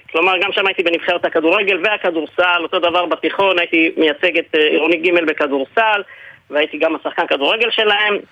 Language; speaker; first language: Hebrew; early bilingual, other home language; Arabic